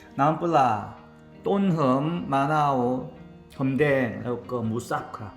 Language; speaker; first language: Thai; non-native, learner; Korean